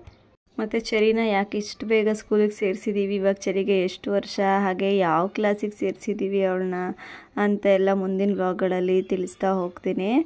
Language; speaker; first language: Kannada; native; Kannada